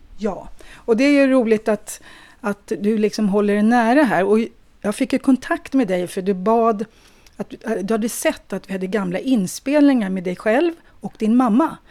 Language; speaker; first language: Swedish; native; Swedish